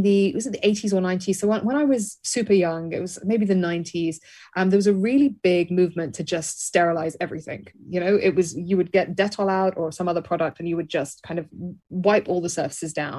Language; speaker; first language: English; native; English